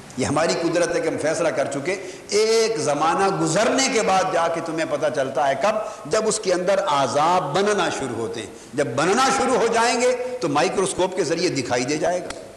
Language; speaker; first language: Urdu; non-native, local second language; Punjabi